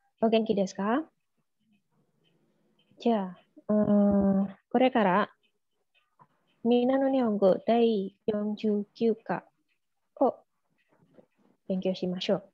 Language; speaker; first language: Japanese; non-native, fluent; Indonesian